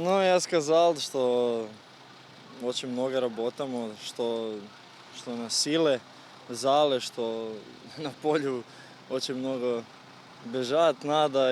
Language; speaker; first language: Russian; non-native, learner; Croatian